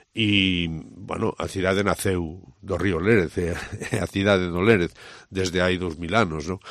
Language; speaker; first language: Galician; native; Galician